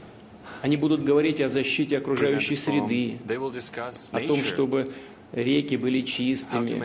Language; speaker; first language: Russian; native; Russian